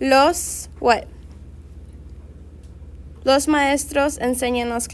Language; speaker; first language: Spanish; non-native, fluent; English